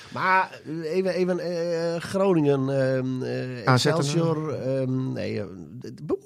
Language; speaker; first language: Dutch; native; Dutch